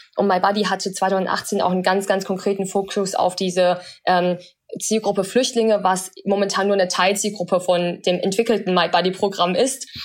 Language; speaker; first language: German; early bilingual, other home language; Chinese